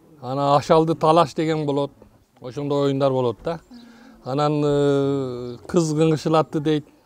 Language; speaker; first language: Kyrgyz; early bilingual, heritage; Kyrgyz